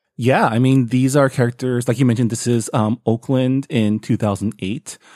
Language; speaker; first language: English; native; English